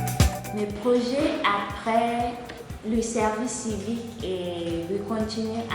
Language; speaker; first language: French; non-native, fluent; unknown